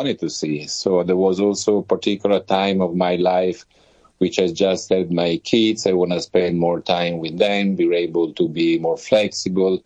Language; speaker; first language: English; non-native, fluent; Italian